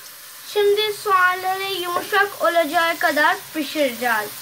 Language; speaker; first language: Turkish; non-native, learner; Urdu